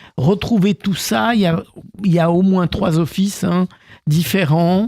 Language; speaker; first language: French; native; French